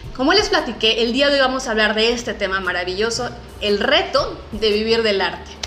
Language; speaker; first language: Spanish; native; Spanish